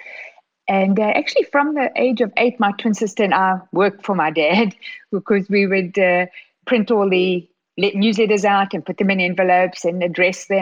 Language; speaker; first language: English; native; English